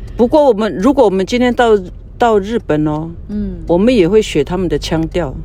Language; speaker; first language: Chinese; non-native, local second language; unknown